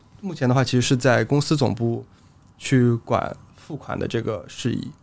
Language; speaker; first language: Chinese; native; Chinese